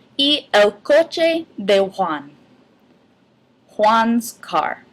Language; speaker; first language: Spanish; non-native, fluent; English